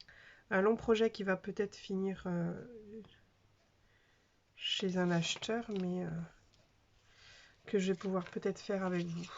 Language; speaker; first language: French; native; French